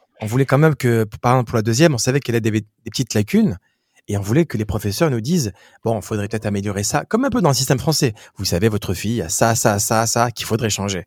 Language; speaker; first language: French; native; French